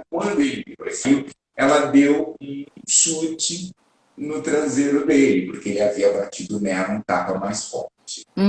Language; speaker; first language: Portuguese; native; Portuguese